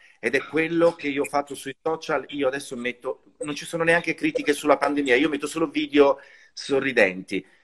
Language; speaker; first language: Italian; native; Italian